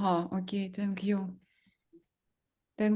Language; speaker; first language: English; non-native, learner; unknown